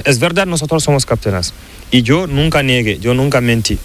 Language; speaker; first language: Spanish; non-native, learner; Fula